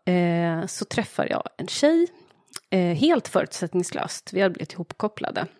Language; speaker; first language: Swedish; native; Swedish